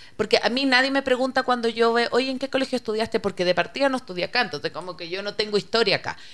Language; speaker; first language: Spanish; native; Spanish